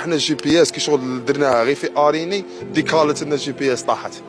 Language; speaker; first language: Arabic; native; Arabic